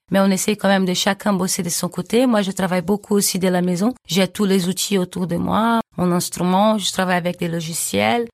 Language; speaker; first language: French; non-native, fluent; Portuguese